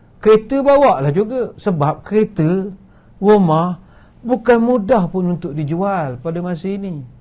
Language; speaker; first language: Malay; native; Malay